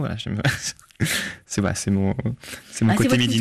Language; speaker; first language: French; native; French